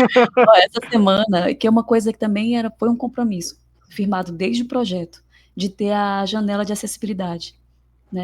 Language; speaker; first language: Portuguese; native; Portuguese